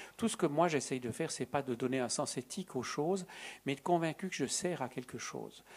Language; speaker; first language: French; native; French